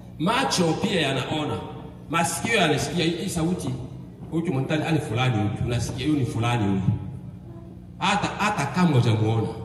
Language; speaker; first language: Swahili; non-native, local second language; Bembe